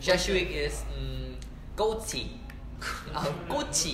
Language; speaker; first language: English; non-native, learner; Korean